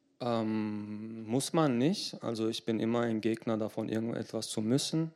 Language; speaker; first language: German; early bilingual, other home language; Turkish